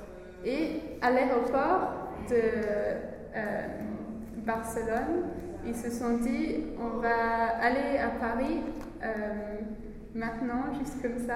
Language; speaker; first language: French; non-native, learner; English